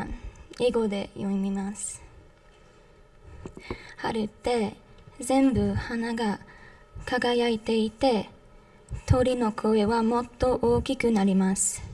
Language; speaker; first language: Japanese; non-native, learner; English